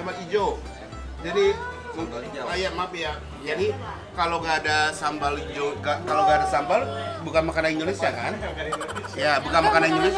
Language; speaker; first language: Indonesian; non-native, fluent; Japanese